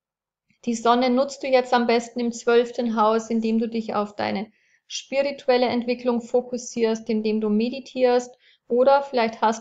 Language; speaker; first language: German; native; German